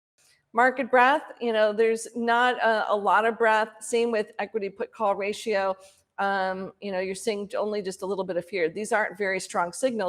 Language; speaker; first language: English; native; English